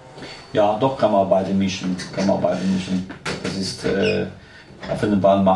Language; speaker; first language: German; non-native, fluent; Italian